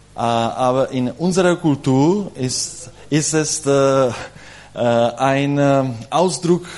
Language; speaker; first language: German; non-native, learner; Czech